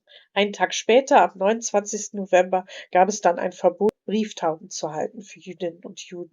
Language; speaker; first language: German; native; German